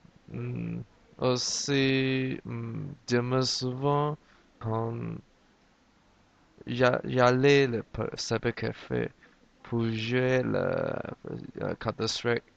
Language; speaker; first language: French; non-native, learner; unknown